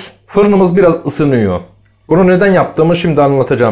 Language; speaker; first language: Turkish; native; Turkish